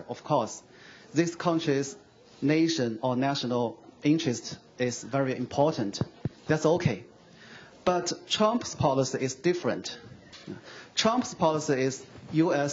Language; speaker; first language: English; non-native, fluent; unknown